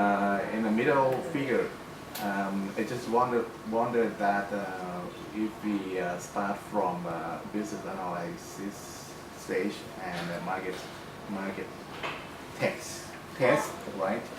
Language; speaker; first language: English; non-native, fluent; Thai